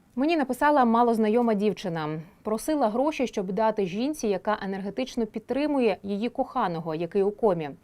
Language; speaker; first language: Ukrainian; native; Ukrainian